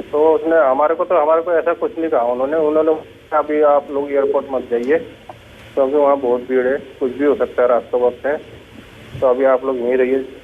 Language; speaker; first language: Hindi; native; Hindi